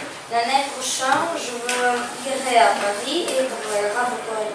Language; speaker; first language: French; non-native, learner; Ukrainian